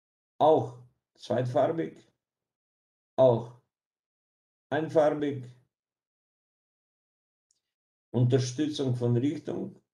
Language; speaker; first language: German; non-native, fluent; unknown